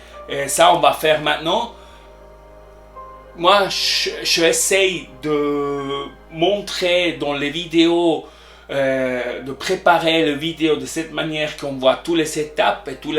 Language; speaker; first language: French; non-native, learner; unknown